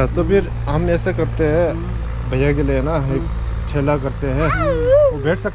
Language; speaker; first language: Hindi; non-native, local second language; Tibetan